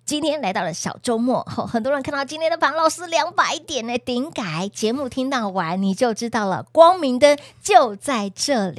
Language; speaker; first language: Chinese; native; Chinese